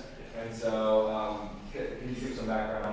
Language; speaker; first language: English; native; English